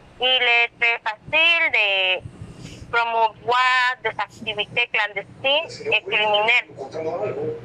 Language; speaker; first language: French; non-native, learner; Spanish